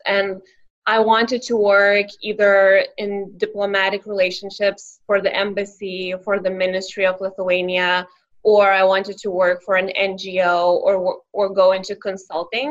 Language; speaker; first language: English; non-native, fluent; Lithuanian